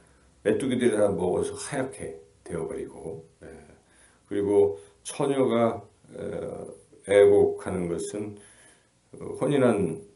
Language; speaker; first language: Korean; native; Korean